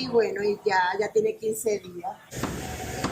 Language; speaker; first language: Spanish; native; Spanish